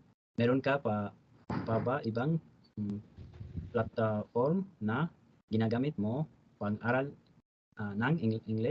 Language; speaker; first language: Filipino; non-native, learner; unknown